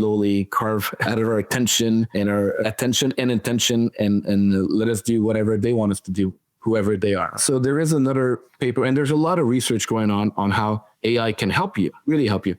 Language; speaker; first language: English; non-native, fluent; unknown